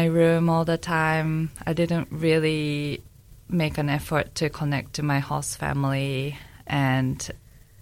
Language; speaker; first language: English; non-native, fluent; Japanese